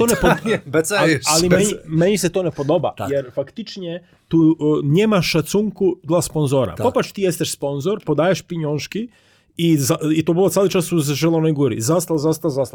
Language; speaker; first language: Polish; non-native, learner; Croatian